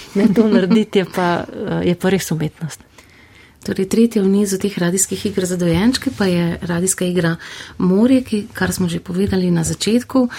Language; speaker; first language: Slovenian; native; Slovenian